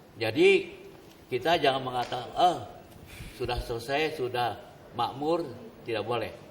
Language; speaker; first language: Indonesian; native; Indonesian